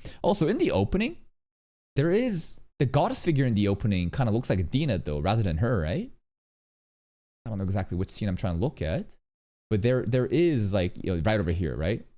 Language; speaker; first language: English; native; English